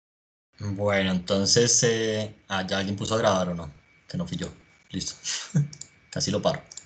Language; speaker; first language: Spanish; native; Spanish